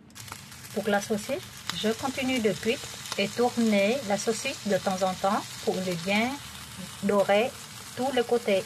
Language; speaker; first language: French; non-native, fluent; Vietnamese